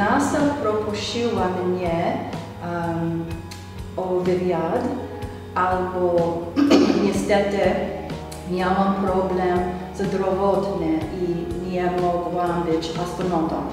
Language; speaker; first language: Polish; non-native, learner; English